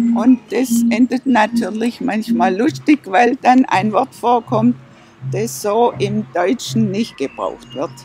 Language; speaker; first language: German; native; German